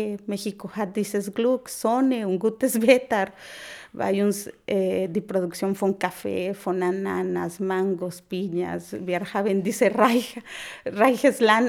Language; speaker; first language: German; non-native, fluent; Spanish